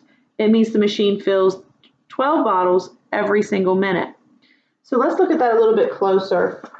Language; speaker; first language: English; native; English